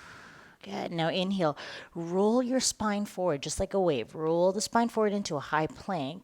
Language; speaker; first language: English; native; English